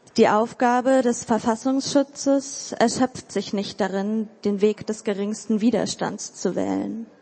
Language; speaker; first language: German; native; German